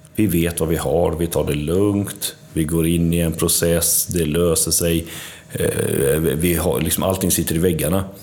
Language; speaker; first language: Swedish; early bilingual, other home language; Albanian